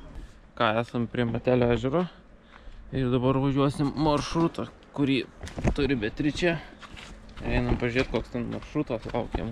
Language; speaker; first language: Lithuanian; native; Lithuanian